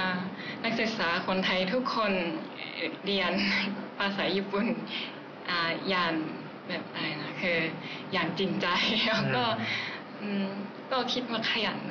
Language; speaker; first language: Thai; non-native, fluent; Japanese